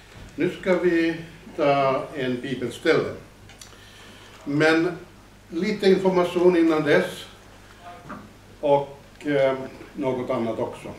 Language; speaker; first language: Swedish; non-native, fluent; Finnish